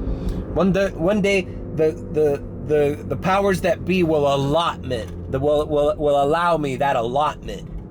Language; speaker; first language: English; early bilingual, other home language; Spanish